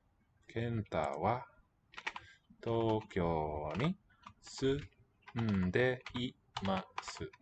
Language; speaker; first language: Japanese; non-native, learner; English